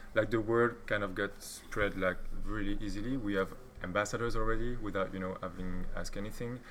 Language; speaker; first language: English; non-native, fluent; French